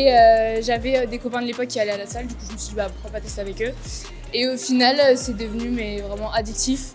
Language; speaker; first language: French; native; French